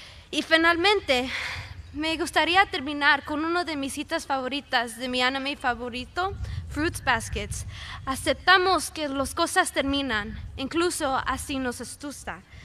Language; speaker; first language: Spanish; early bilingual, heritage; Spanish